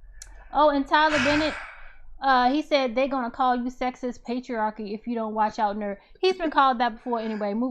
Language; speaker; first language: English; native; English